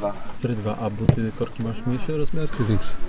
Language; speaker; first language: Polish; native; Polish